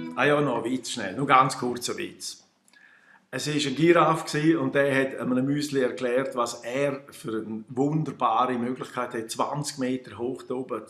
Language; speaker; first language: German; native; German